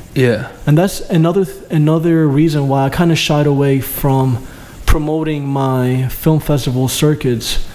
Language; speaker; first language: English; early bilingual, other home language; Albanian